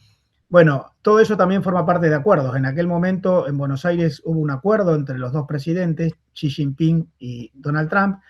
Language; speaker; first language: Spanish; native; Spanish